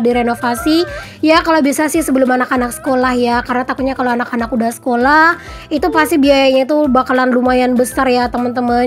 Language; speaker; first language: Indonesian; native; Indonesian